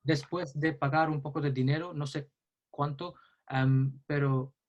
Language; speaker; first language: Spanish; non-native, learner; English